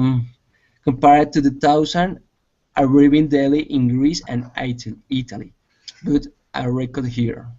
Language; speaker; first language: English; non-native, learner; Spanish